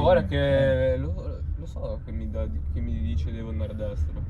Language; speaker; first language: Italian; early bilingual, other home language; Filipino